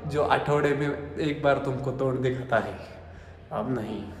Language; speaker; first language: Hindi; non-native, local second language; Marathi